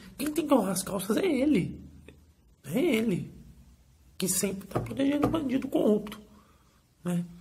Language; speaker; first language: Portuguese; native; Portuguese